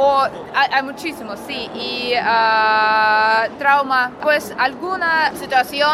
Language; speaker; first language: Spanish; non-native, learner; Russian